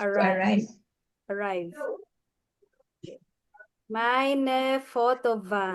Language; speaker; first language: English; non-native, local second language; Filipino